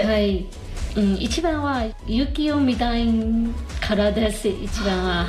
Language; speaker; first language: Japanese; non-native, learner; Burmese